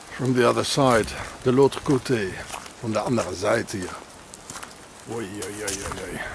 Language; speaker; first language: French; non-native, fluent; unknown